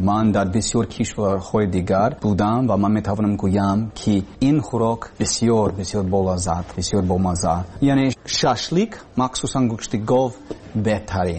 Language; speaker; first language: Persian; non-native, learner; English